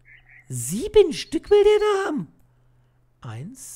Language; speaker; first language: German; native; German